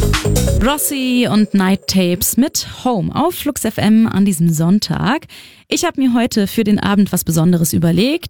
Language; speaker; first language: German; native; German